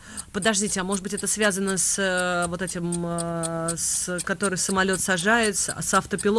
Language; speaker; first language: Russian; native; Russian